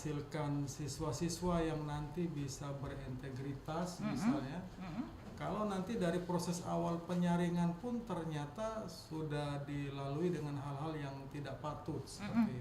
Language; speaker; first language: Indonesian; native; Indonesian